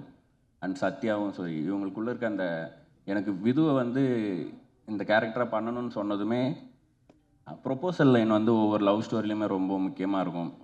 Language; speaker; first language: Tamil; native; Tamil